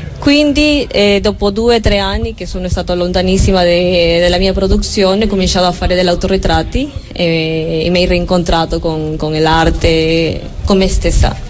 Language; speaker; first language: Italian; non-native, fluent; Spanish